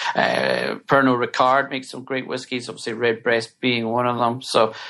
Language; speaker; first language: English; native; English